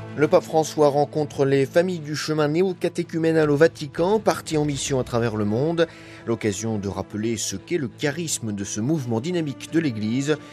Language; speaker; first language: French; native; French